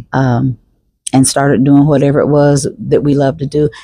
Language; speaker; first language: English; native; English